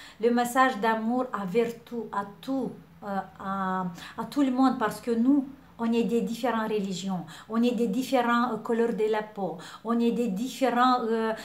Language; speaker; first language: French; non-native, fluent; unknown